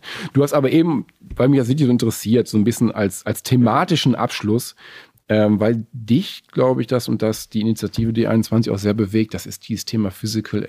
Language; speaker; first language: German; native; German